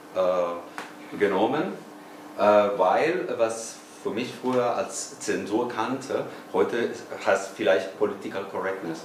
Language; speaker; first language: German; non-native, fluent; Spanish